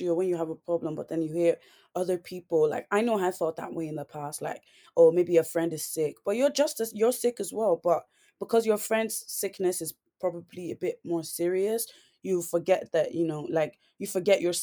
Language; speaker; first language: English; native; English